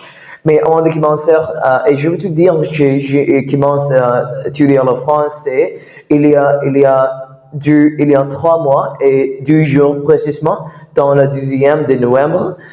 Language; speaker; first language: French; non-native, learner; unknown